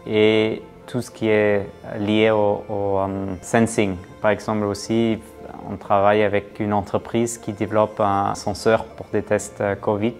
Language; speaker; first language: French; non-native, fluent; German